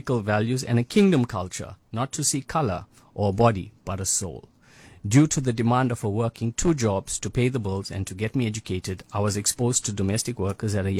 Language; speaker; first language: English; native; English